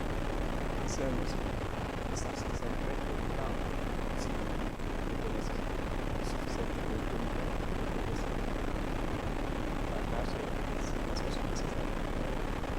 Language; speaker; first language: Spanish; non-native, fluent; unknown